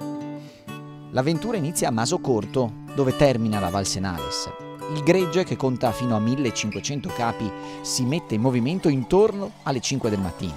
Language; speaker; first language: Italian; native; Italian